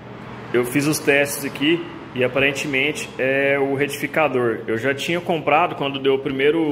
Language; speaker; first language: Portuguese; native; Portuguese